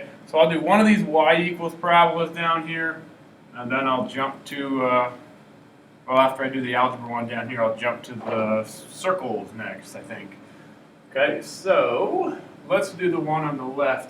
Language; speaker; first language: English; native; English